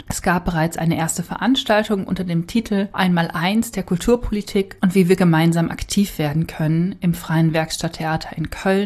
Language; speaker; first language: German; native; German